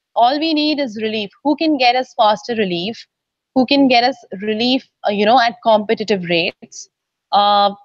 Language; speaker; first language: English; non-native, local second language; Odia